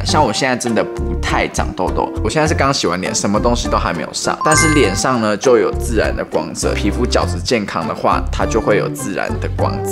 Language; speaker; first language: Chinese; native; Chinese